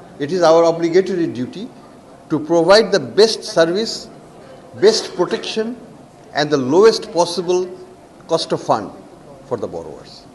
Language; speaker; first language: English; non-native, local second language; Bangla